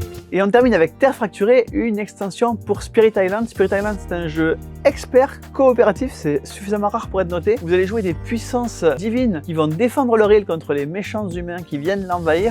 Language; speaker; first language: French; native; French